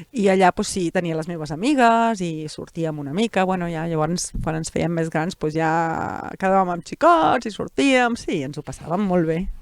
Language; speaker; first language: Catalan; early bilingual, heritage; Catalan